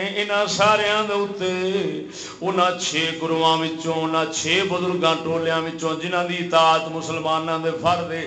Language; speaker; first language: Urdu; non-native, local second language; Punjabi